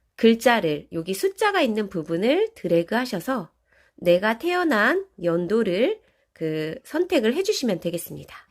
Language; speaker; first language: Korean; native; Korean